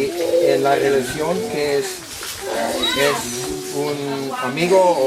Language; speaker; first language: Spanish; non-native, learner; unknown